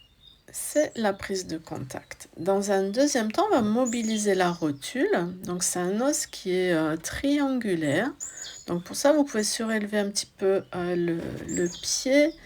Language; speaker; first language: French; native; French